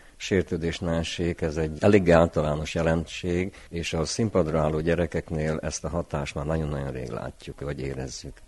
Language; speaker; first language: Hungarian; native; Hungarian